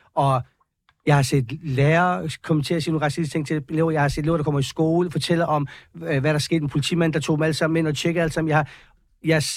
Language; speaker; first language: Danish; early bilingual, other home language; Persian